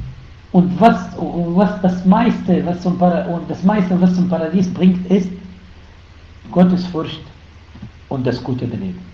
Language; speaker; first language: German; non-native, fluent; Arabic